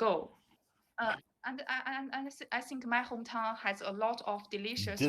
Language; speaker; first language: English; non-native, learner; Chinese